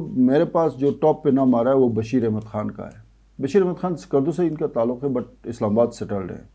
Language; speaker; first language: Urdu; non-native, local second language; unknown